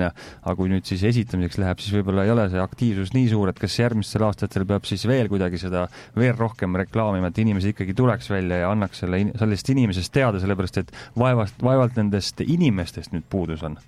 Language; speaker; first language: Estonian; native; Estonian